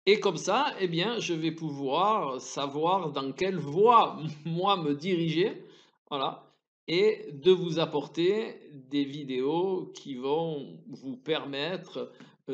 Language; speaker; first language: French; native; French